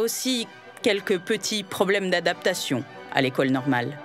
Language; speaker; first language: French; native; French